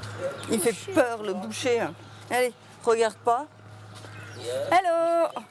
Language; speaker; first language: French; native; French